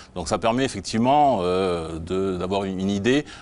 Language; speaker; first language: French; native; French